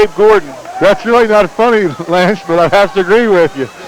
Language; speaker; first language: English; native; English